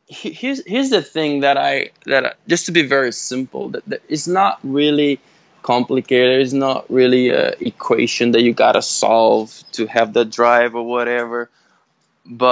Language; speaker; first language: English; non-native, fluent; Portuguese